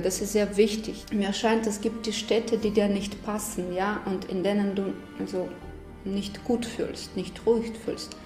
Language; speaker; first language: German; non-native, fluent; Ukrainian